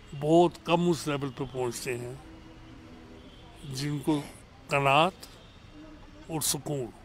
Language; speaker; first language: Hindi; non-native, local second language; Kashmiri